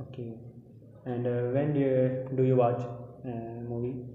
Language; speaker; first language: English; non-native, learner; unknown